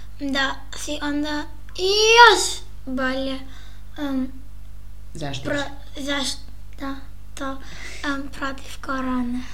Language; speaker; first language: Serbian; early bilingual, heritage; Serbian